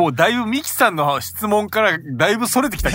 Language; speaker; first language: Japanese; native; Japanese